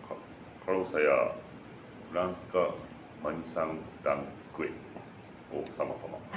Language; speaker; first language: Indonesian; non-native, learner; Japanese